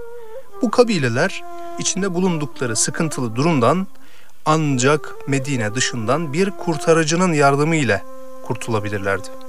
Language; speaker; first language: Turkish; native; Turkish